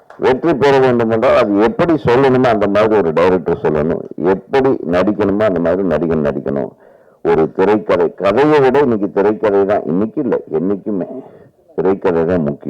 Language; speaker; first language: Tamil; native; Tamil